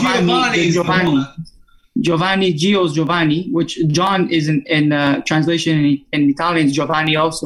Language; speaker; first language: English; non-native, fluent; Italian